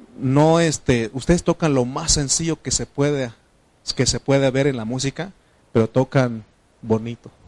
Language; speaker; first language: Spanish; non-native, local second language; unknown